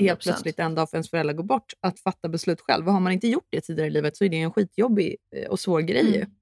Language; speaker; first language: Swedish; native; Swedish